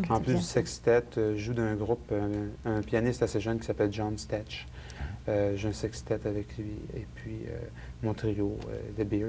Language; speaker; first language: French; native; French